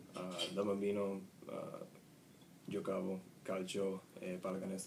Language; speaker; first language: Italian; non-native, learner; English